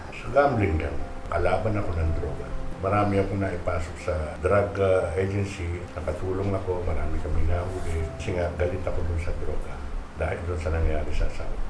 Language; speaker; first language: Filipino; native; Filipino